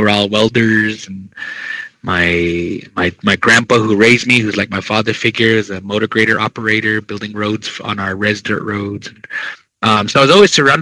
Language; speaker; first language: English; native; English